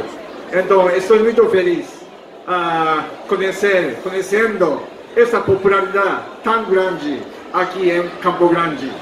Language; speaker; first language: Portuguese; non-native, fluent; Japanese